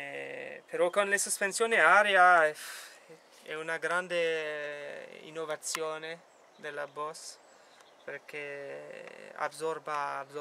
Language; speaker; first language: Italian; non-native, fluent; French